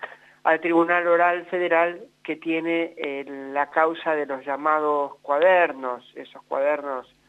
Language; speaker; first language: Spanish; native; Spanish